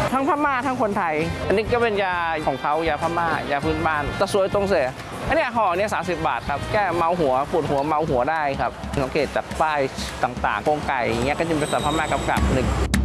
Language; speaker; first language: Thai; early bilingual, other home language; Chinese